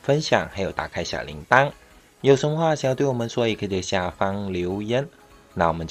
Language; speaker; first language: Chinese; native; Chinese